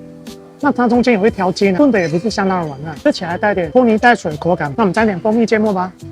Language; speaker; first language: Chinese; native; Chinese